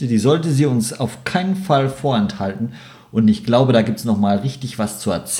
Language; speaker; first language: German; native; German